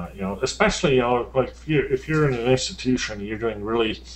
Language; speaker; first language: English; native; English